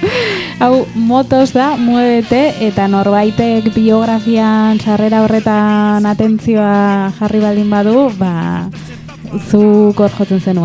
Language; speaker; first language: Basque; native; Basque